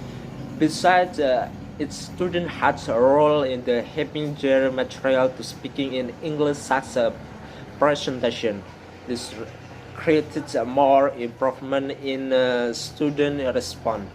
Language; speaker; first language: English; non-native, learner; Indonesian